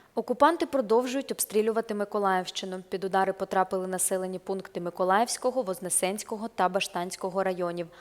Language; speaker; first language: Ukrainian; native; Ukrainian